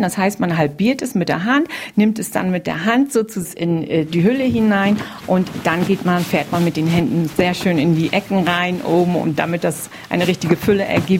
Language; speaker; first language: German; native; German